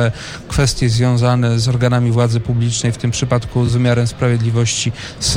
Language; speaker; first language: Polish; native; Polish